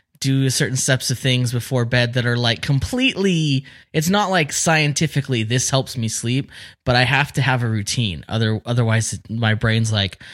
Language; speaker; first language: English; native; English